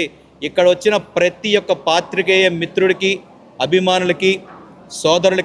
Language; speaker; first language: Telugu; native; Telugu